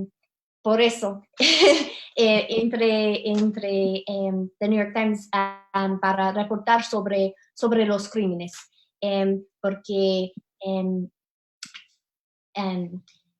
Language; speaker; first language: Spanish; non-native, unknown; English